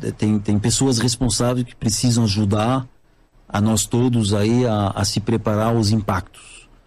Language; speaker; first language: Portuguese; non-native, fluent; French